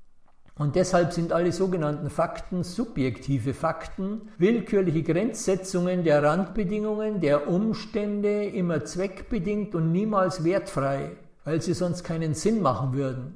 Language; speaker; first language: German; native; German